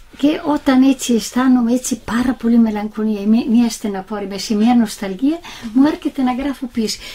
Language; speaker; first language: Greek; non-native, fluent; Italian